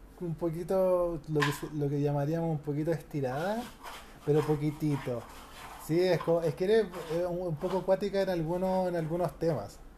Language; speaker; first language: Spanish; native; Spanish